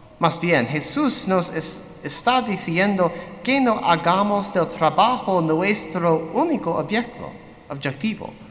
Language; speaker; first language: Spanish; non-native, learner; English